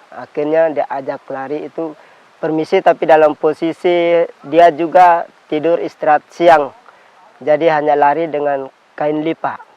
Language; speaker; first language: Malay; non-native, local second language; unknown